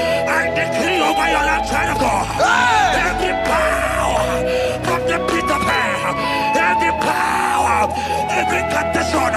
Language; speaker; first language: English; non-native, local second language; Igbo